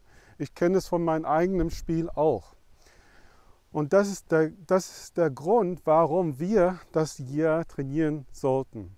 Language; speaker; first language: German; non-native, fluent; English